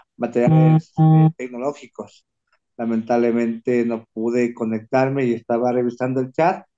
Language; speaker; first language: Spanish; native; Spanish